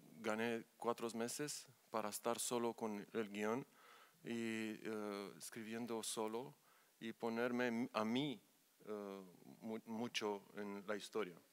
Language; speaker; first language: Spanish; non-native, learner; Romanian